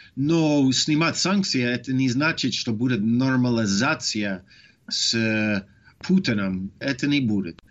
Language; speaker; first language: Russian; non-native, fluent; English